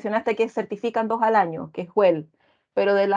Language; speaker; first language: Spanish; native; Spanish